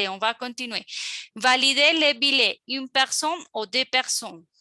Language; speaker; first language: French; non-native, fluent; Spanish